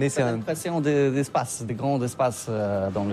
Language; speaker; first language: French; non-native, learner; Polish